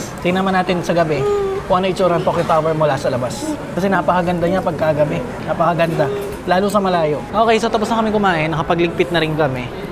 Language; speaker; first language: Filipino; native; Filipino